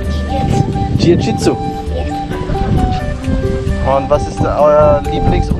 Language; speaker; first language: German; native; German